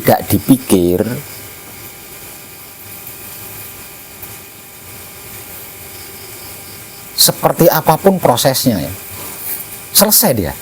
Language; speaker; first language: Indonesian; non-native, local second language; Javanese